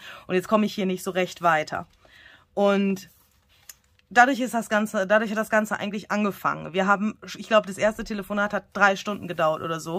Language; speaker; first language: German; native; German